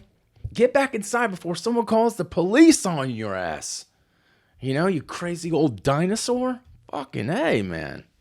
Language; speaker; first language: English; native; English